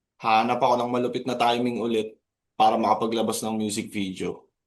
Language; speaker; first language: Filipino; native; Filipino